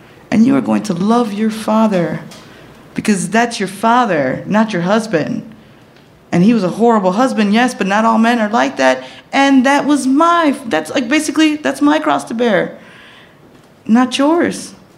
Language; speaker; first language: English; early bilingual, other home language; Spanish